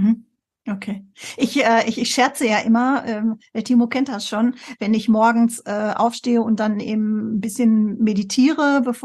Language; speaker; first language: German; native; German